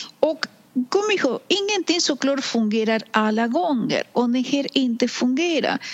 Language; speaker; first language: Swedish; non-native, fluent; Spanish